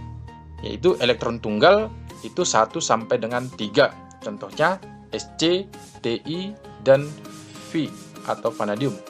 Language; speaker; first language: Indonesian; native; Indonesian